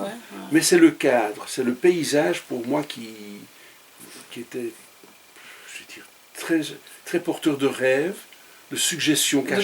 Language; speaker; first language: French; native; French